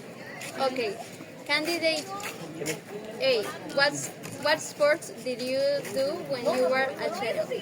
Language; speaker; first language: English; non-native, learner; Spanish